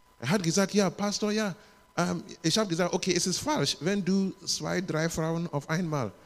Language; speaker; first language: German; non-native, learner; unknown